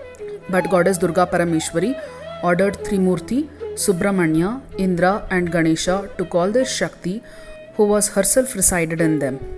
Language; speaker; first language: English; non-native, local second language; Kannada